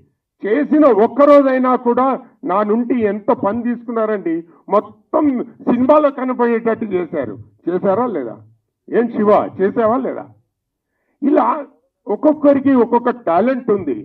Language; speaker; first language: Telugu; native; Telugu